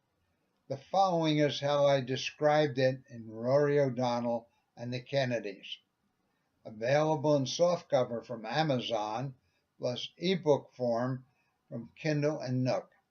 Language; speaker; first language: English; native; English